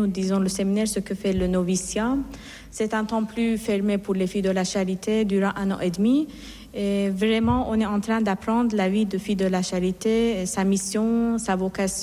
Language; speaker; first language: French; non-native, fluent; Assyrian Neo-Aramaic